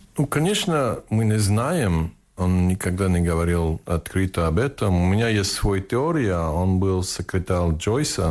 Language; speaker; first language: Russian; non-native, fluent; English